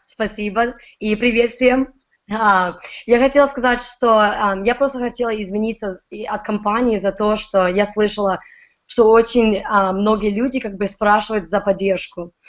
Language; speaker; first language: Russian; early bilingual, heritage; Russian